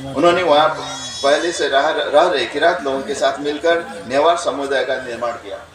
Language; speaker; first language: Hindi; non-native, fluent; Newari